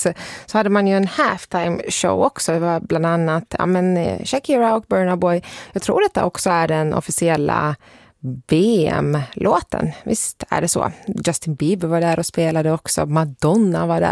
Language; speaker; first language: Swedish; native; Swedish